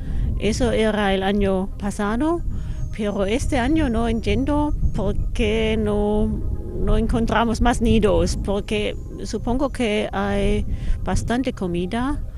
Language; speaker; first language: Spanish; non-native, fluent; German